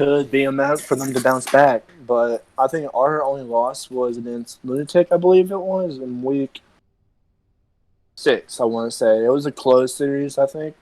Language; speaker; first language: English; native; English